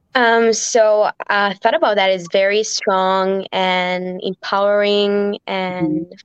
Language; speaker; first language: English; non-native, fluent; Hebrew